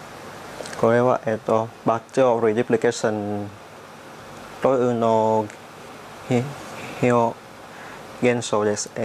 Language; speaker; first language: Japanese; non-native, learner; Vietnamese